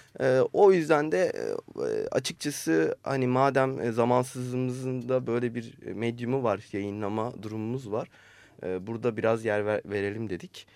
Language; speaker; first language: Turkish; native; Turkish